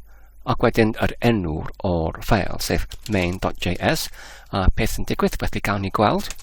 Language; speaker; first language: Welsh; non-native, fluent; English